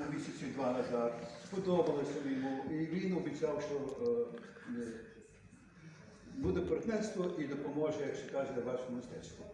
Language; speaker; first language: Ukrainian; early bilingual, heritage; Ukrainian